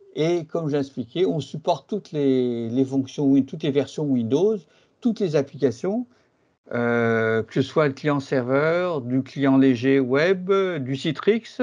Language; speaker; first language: French; native; French